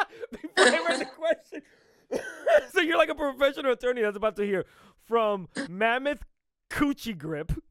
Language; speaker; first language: English; early bilingual, other home language; Spanish